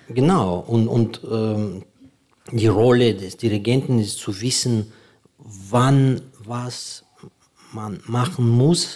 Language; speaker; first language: German; non-native, fluent; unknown